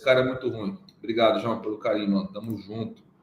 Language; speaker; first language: Portuguese; native; Portuguese